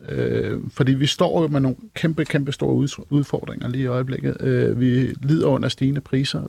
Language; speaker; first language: Danish; native; Danish